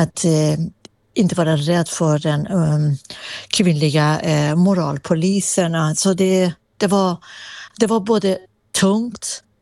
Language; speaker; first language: Swedish; non-native, fluent; Persian